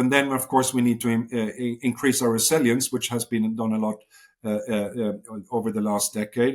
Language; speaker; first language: English; non-native, fluent; Swedish